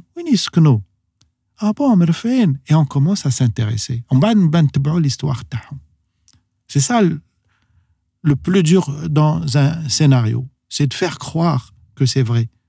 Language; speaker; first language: French; non-native, local second language; Arabic